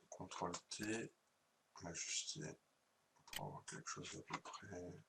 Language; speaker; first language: French; native; French